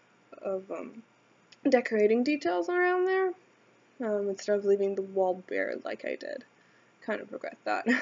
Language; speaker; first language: English; native; English